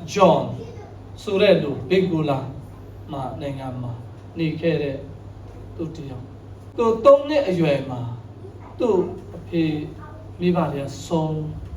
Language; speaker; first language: Burmese; non-native, local second language; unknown